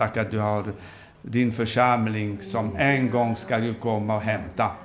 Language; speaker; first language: Swedish; non-native, fluent; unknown